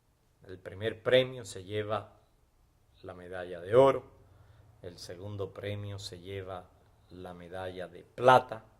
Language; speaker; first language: Spanish; native; Spanish